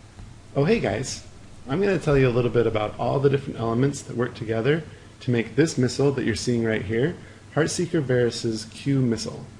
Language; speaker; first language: English; native; English